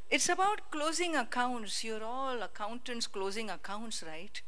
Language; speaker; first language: English; non-native, local second language; Hindi